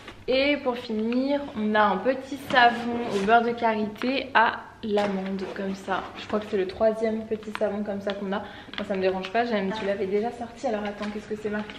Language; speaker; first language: French; native; French